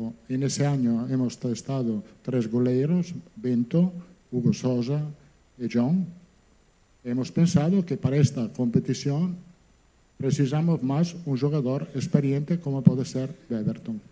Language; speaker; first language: Portuguese; non-native, learner; Italian